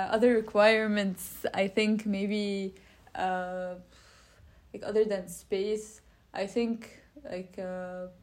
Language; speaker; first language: English; non-native, fluent; Arabic